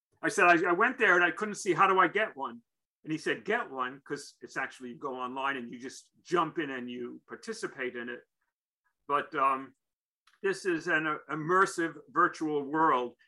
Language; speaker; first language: English; native; English